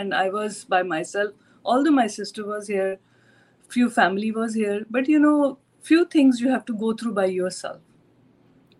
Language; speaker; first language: English; non-native, local second language; Hindi